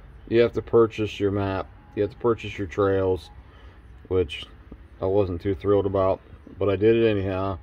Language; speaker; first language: English; native; English